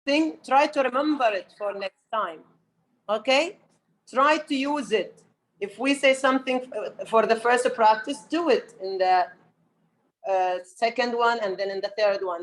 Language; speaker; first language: English; non-native, fluent; Arabic